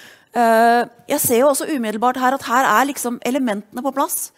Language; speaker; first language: Norwegian; native; Norwegian